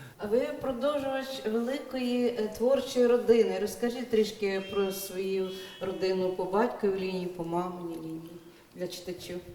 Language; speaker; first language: Ukrainian; native; Ukrainian